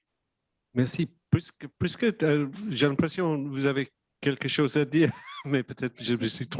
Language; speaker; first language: French; non-native, fluent; English